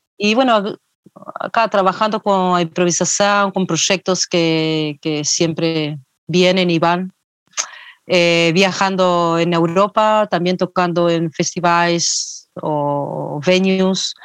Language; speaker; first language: Portuguese; non-native, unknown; Spanish